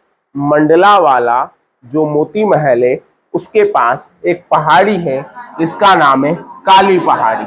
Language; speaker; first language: Hindi; native; Hindi